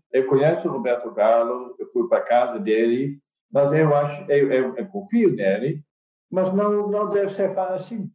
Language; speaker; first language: Portuguese; non-native, fluent; Dutch